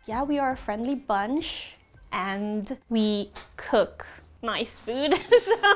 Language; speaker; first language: English; non-native, local second language; Hiligaynon